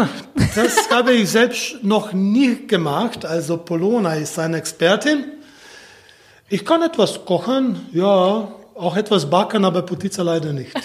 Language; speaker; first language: German; non-native, fluent; Slovenian